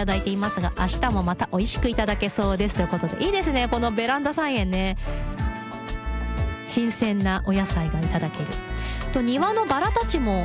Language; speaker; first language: Japanese; native; Japanese